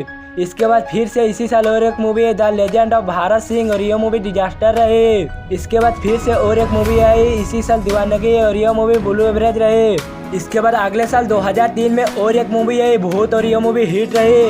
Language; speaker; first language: Hindi; non-native, local second language; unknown